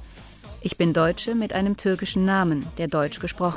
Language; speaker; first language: German; native; German